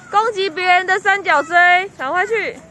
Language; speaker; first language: Chinese; native; Chinese